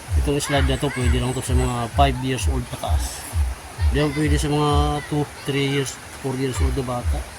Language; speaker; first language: Filipino; non-native, local second language; Cebuano